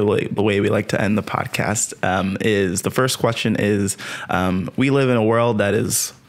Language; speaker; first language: English; native; English